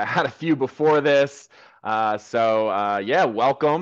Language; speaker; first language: English; native; English